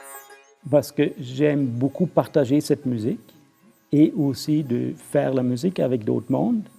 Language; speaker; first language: French; non-native, fluent; German